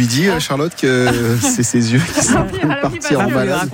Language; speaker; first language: French; native; French